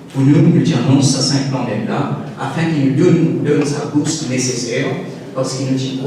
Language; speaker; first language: French; non-native, local second language; Morisyen